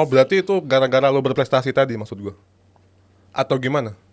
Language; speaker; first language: Indonesian; native; Indonesian